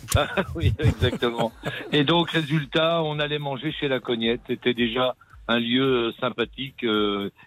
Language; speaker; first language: French; native; French